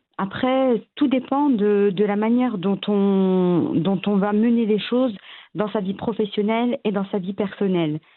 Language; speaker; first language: French; early bilingual, other home language; Arabic